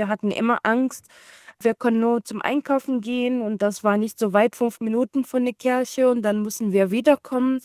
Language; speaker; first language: German; non-native, learner; Arabic